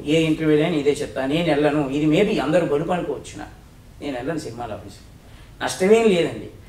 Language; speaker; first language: Telugu; native; Telugu